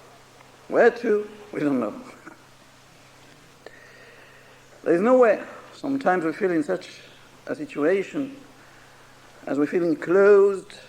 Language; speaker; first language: English; non-native, fluent; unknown